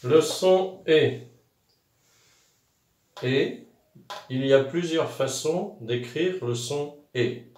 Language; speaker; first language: French; non-native, local second language; Arabic